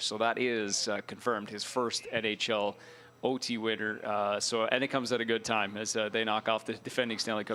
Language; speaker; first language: English; native; English